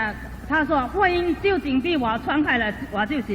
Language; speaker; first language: Chinese; native; Chinese